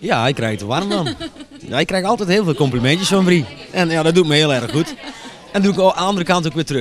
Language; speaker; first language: Dutch; native; Dutch